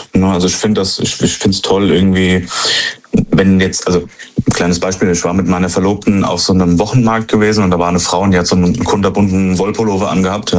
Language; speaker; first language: German; native; German